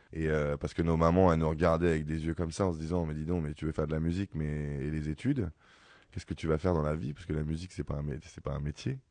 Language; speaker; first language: French; native; French